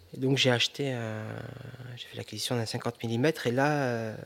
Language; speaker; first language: French; native; French